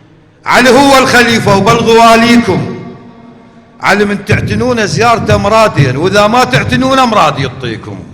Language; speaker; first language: Arabic; native; Arabic